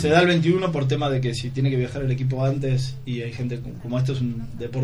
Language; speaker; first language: Spanish; native; Spanish